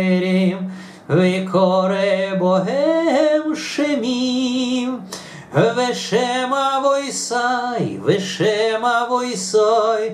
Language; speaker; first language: Hebrew; non-native, fluent; Russian